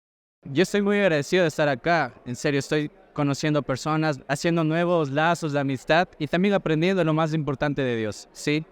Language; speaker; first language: Spanish; native; Spanish